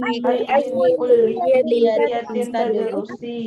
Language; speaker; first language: Arabic; non-native, learner; Indonesian